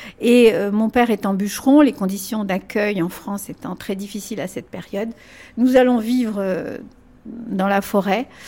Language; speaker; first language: French; early bilingual, other home language; Spanish